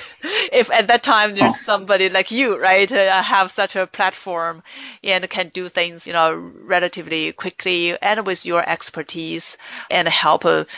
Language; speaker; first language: English; non-native, fluent; Chinese